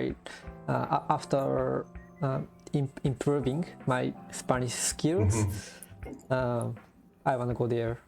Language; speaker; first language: English; non-native, learner; Japanese